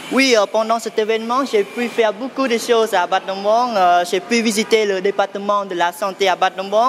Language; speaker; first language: French; non-native, fluent; Khmer